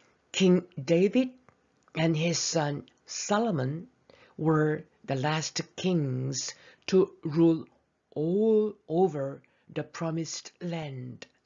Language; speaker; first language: English; non-native, fluent; Korean